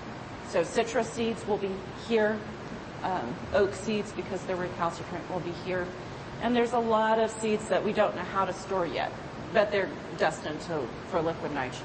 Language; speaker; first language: English; native; English